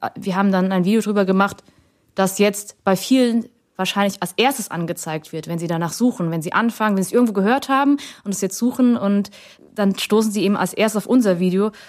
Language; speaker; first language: German; early bilingual, other home language; Vietnamese